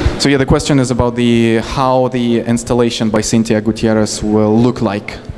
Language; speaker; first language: English; non-native, fluent; Ukrainian